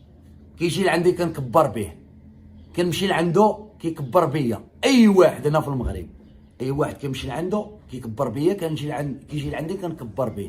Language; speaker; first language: Arabic; native; Arabic